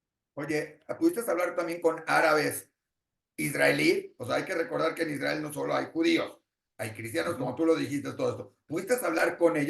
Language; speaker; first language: Spanish; native; Spanish